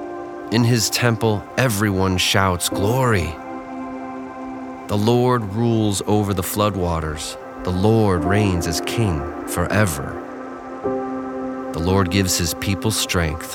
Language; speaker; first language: English; native; English